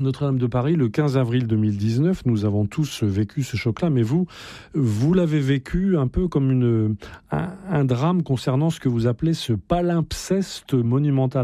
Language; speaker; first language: French; native; French